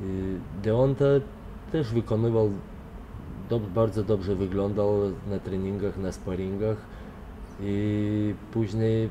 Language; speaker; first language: Polish; non-native, fluent; Lithuanian